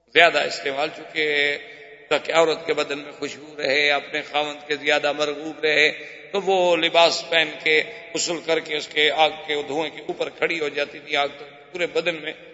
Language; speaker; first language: Urdu; native; Urdu